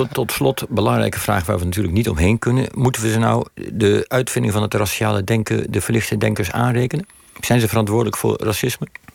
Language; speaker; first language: Dutch; native; Dutch